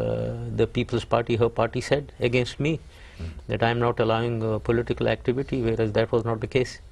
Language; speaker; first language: English; non-native, local second language; Urdu